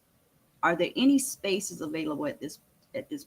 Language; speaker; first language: English; native; English